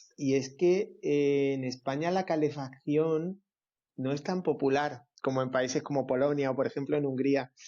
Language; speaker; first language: Spanish; native; Spanish